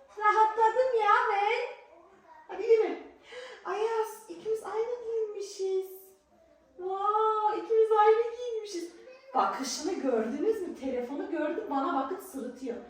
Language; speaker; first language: Turkish; early bilingual, heritage; Turkish